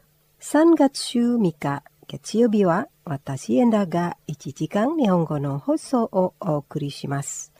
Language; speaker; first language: Japanese; non-native, fluent; Indonesian